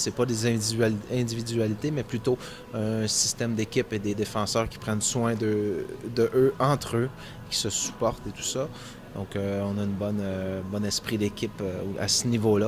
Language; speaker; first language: French; native; French